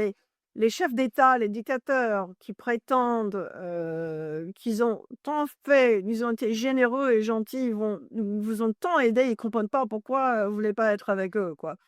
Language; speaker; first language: French; non-native, fluent; English